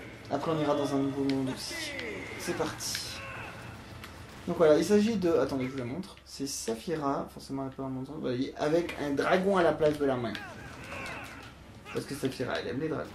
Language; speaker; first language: French; native; French